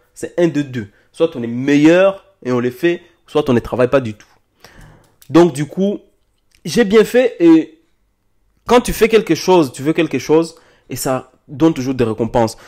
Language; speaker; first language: French; non-native, local second language; Lingala